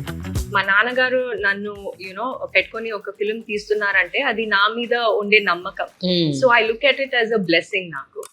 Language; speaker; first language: Telugu; non-native, local second language; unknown